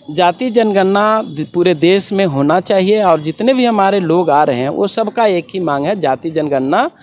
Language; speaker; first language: Hindi; native; Hindi